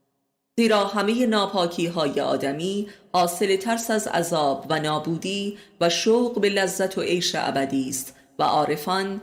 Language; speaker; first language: Persian; native; Persian